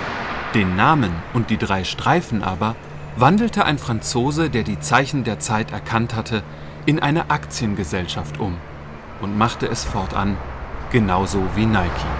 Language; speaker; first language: German; native; German